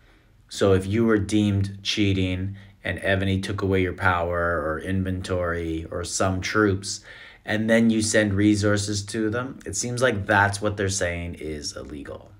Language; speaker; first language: English; native; English